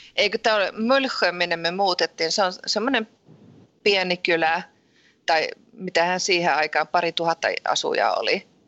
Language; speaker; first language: Finnish; early bilingual, heritage; Finnish